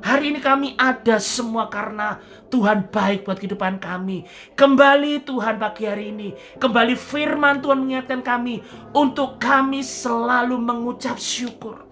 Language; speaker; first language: Indonesian; native; Indonesian